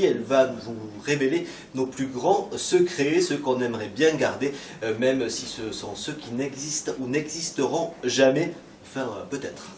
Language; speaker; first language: French; native; French